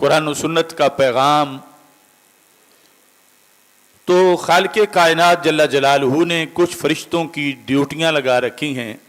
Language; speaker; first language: Urdu; native; Urdu